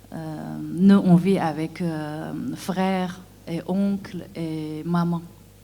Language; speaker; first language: French; non-native, learner; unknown